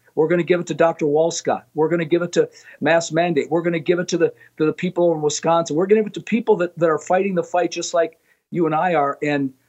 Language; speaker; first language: English; native; English